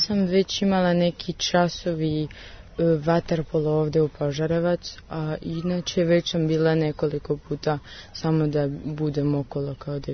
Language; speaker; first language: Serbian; early bilingual, heritage; Serbian